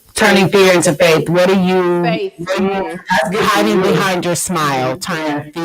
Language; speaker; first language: English; native; English